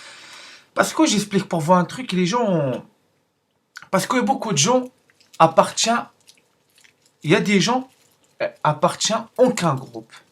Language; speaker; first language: French; non-native, learner; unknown